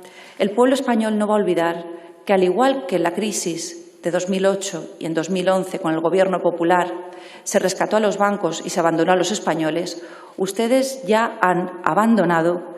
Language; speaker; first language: Spanish; native; Spanish